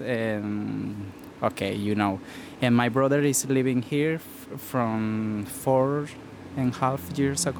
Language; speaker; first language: English; non-native, fluent; Spanish